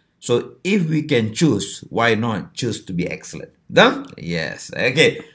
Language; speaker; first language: English; non-native, local second language; Malay